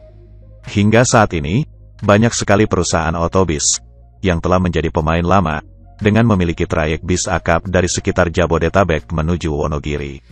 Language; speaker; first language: Indonesian; native; Indonesian